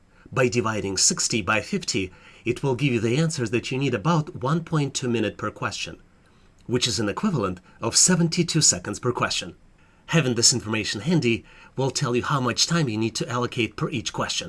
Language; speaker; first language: English; non-native, fluent; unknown